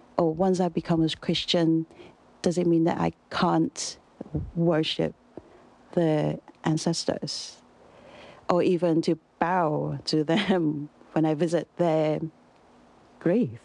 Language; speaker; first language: English; non-native, local second language; Cantonese